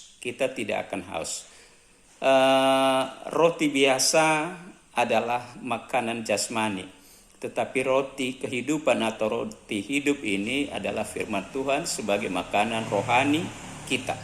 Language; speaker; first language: Indonesian; native; Indonesian